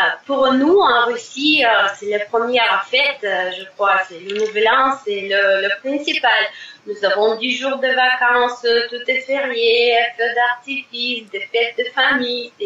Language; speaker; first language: French; non-native, fluent; Russian